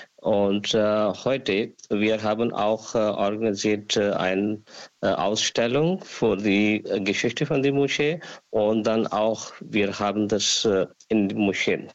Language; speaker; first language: German; non-native, learner; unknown